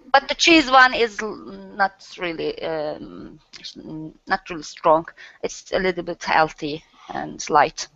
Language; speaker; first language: English; non-native, learner; Turkish